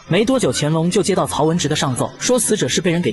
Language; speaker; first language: Chinese; native; Chinese